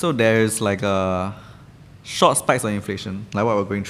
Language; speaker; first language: English; native; English